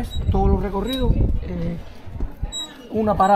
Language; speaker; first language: Spanish; native; Spanish